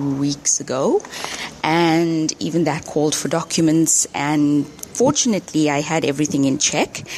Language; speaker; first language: English; early bilingual, other home language; Hindi